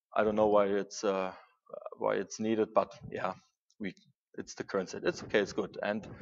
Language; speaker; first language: English; non-native, fluent; German